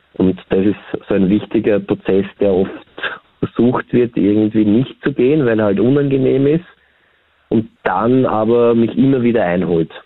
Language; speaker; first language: German; native; German